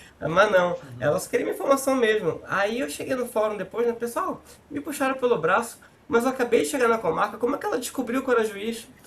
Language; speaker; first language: Portuguese; native; Portuguese